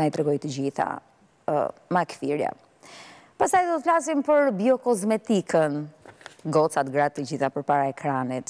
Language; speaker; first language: Albanian; native; Albanian